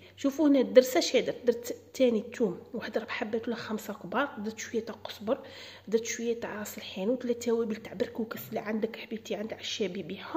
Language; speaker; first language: Arabic; native; Arabic